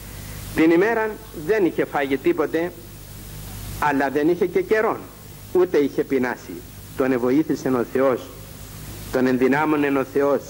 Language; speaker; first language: Greek; native; Greek